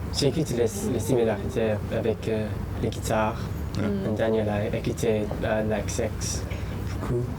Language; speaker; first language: French; non-native, learner; English